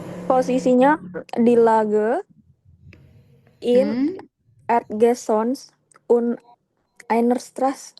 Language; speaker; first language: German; non-native, learner; Indonesian